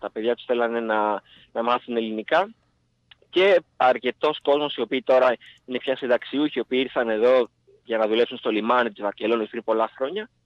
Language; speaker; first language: Greek; native; Greek